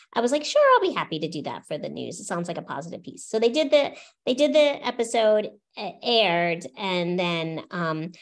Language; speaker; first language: English; native; English